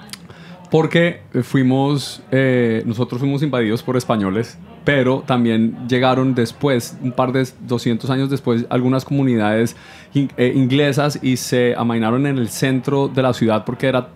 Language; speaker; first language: Spanish; native; Spanish